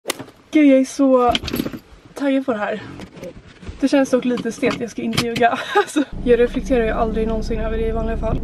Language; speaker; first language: Swedish; native; Swedish